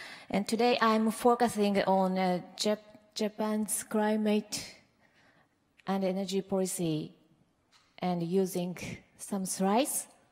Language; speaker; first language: English; non-native, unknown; Japanese